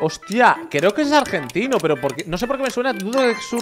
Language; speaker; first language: Spanish; native; Spanish